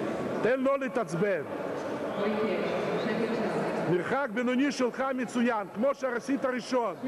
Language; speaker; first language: Hebrew; non-native, fluent; Russian